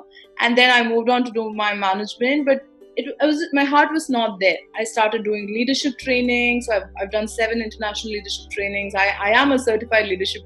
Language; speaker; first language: English; non-native, local second language; Tamil